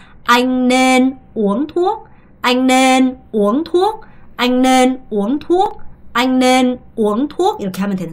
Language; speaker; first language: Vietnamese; non-native, fluent; Korean